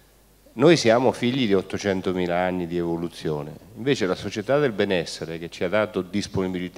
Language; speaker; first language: Italian; native; Italian